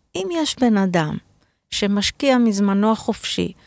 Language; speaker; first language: Hebrew; native; Hebrew